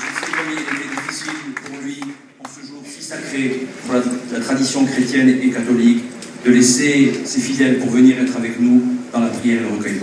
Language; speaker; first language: French; native; French